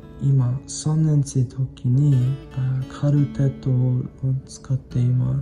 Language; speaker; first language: Japanese; non-native, learner; English